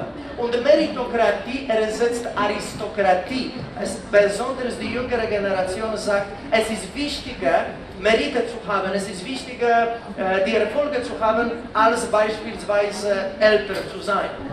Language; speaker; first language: German; non-native, fluent; Polish